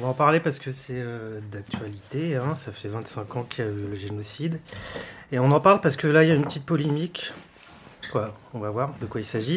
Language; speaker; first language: French; native; French